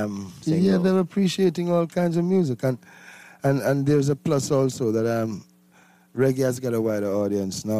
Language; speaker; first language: English; non-native, local second language; Jamaican Creole English